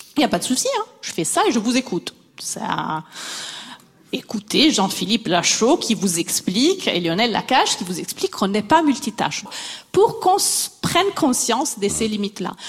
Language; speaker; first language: French; non-native, fluent; Italian